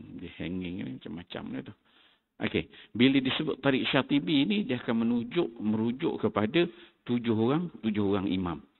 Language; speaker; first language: Malay; native; Malay